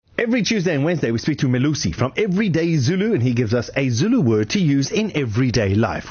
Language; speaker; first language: English; native; English